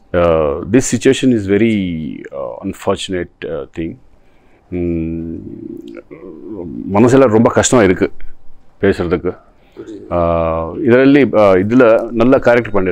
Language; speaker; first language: Tamil; non-native, local second language; Telugu